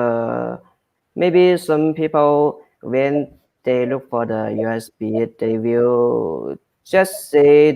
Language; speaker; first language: English; non-native, learner; Chinese